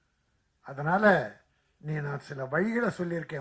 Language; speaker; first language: Tamil; native; Tamil